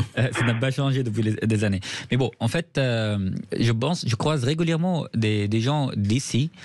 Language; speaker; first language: French; non-native, fluent; Arabic